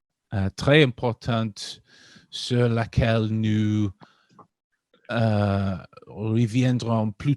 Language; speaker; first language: French; non-native, learner; English